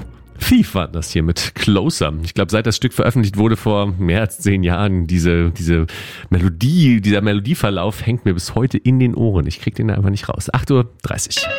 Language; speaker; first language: German; native; German